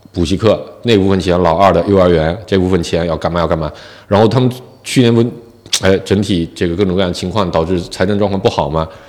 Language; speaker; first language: Chinese; native; Chinese